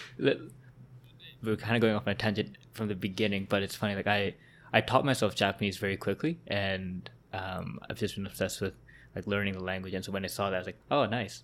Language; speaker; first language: English; native; English